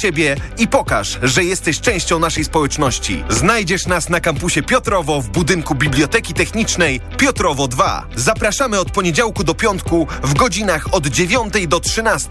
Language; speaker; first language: Polish; native; Polish